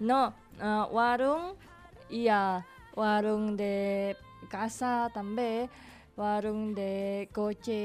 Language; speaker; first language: Catalan; non-native, learner; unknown